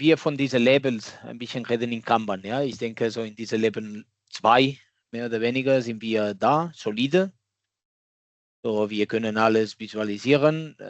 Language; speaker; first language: German; non-native, fluent; Catalan